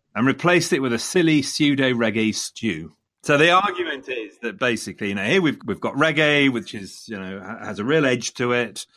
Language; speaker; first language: English; native; English